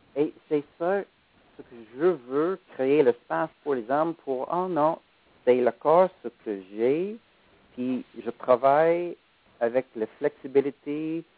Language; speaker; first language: French; non-native, fluent; English